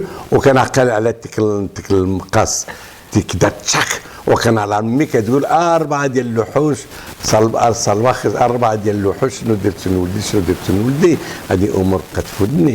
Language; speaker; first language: Arabic; native; Arabic